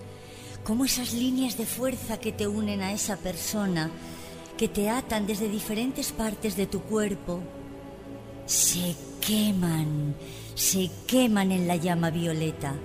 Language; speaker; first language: Spanish; native; Spanish